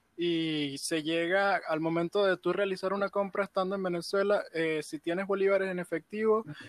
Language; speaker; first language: Spanish; native; Spanish